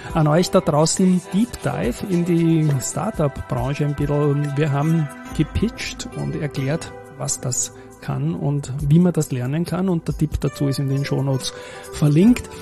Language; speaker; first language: German; native; German